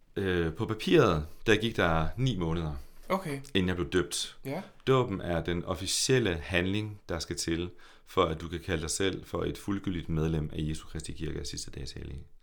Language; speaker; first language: Danish; native; Danish